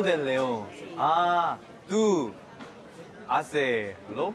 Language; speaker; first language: Spanish; non-native, learner; Korean